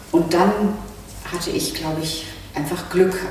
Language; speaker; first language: German; native; German